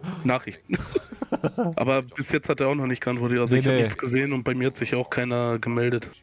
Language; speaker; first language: German; native; German